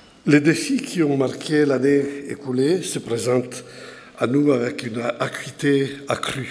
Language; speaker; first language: French; non-native, fluent; Italian